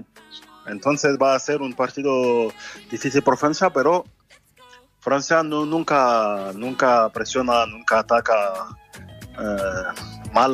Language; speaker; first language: Spanish; non-native, fluent; French